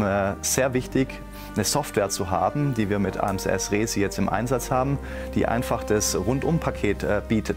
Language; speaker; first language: German; native; German